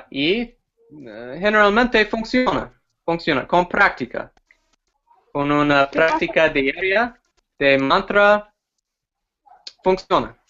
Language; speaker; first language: Spanish; non-native, fluent; English